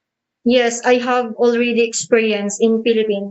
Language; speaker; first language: English; non-native, learner; Cebuano